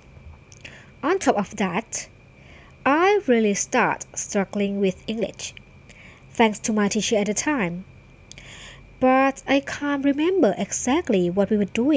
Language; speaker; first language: English; non-native, fluent; Thai